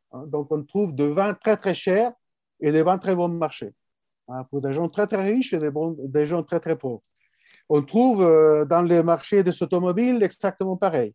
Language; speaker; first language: French; non-native, fluent; Spanish